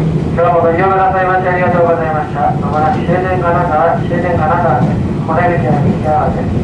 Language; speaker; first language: Japanese; native; Japanese